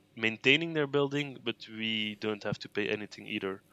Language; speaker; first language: English; non-native, fluent; Dutch